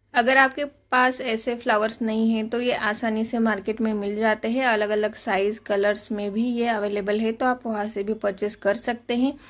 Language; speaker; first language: Hindi; non-native, local second language; Marathi